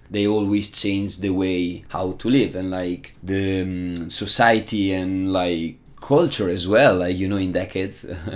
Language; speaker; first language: English; non-native, fluent; Italian